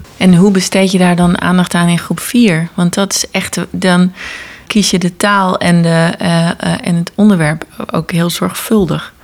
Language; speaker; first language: Dutch; native; Dutch